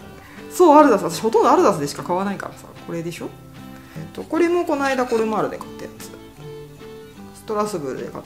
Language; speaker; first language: Japanese; native; Japanese